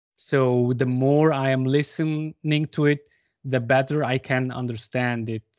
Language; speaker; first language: English; non-native, fluent; Swiss German